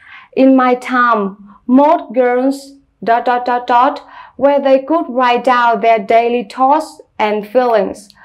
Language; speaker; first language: English; non-native, fluent; Vietnamese